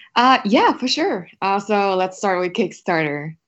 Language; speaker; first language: English; non-native, fluent; Vietnamese